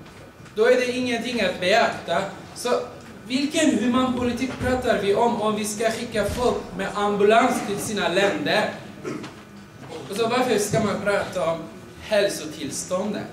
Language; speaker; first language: Swedish; non-native, fluent; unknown